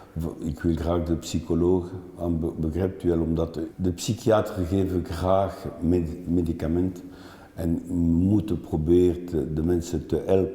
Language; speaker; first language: Dutch; non-native, local second language; French